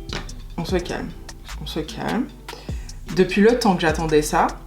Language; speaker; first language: French; native; French